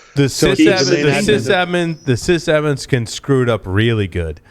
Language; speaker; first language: English; native; English